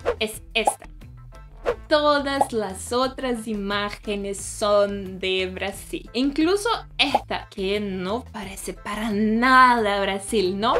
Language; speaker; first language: Spanish; non-native, fluent; Portuguese